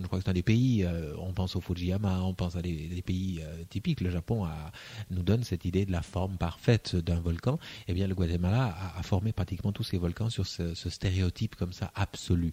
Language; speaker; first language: French; native; French